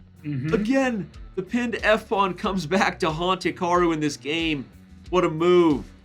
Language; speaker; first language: English; native; English